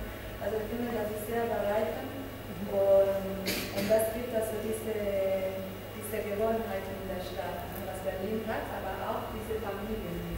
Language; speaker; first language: German; non-native, fluent; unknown